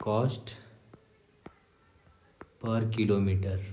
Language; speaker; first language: Hindi; native; Hindi